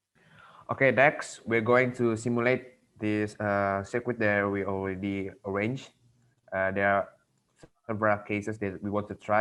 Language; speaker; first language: English; non-native, learner; Indonesian